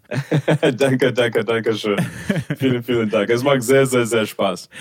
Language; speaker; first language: German; non-native, learner; English